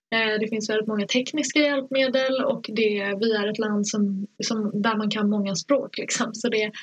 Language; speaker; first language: Swedish; early bilingual, other home language; Persian